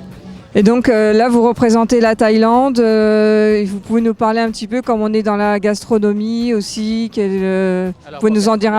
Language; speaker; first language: French; native; French